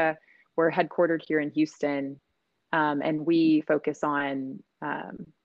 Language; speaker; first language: English; native; English